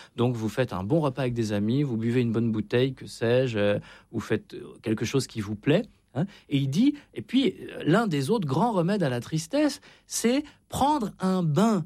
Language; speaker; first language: French; native; French